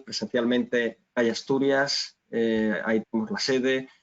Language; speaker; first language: Spanish; native; Spanish